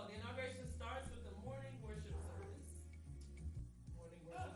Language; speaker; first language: English; native; English